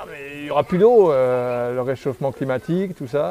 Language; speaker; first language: French; native; French